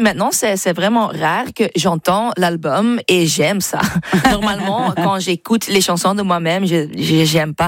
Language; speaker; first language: French; non-native, fluent; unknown